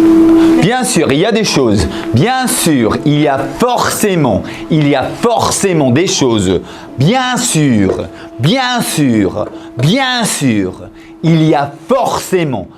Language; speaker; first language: French; non-native, fluent; English